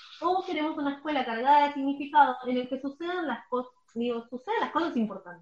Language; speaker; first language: Spanish; native; Spanish